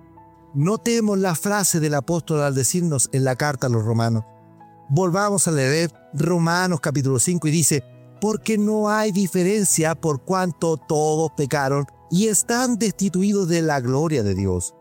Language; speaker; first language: Spanish; native; Spanish